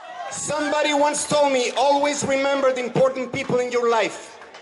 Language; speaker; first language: English; non-native, fluent; Spanish